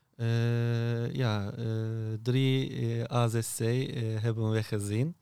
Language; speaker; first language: Dutch; non-native, learner; Turkish